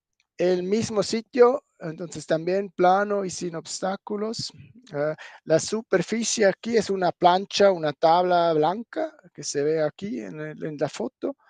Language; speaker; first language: Spanish; non-native, fluent; German